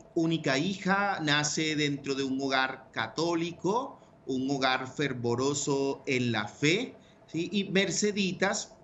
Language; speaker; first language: Spanish; native; Spanish